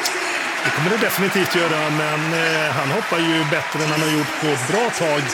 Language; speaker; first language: Swedish; native; Swedish